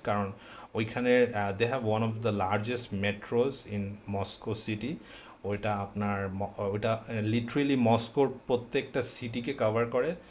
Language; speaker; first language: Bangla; native; Bangla